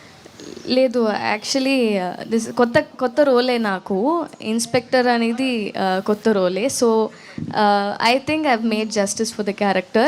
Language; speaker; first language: Telugu; non-native, learner; Tamil